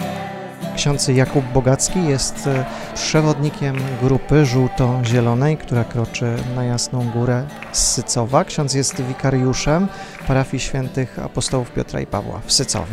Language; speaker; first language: Polish; native; Polish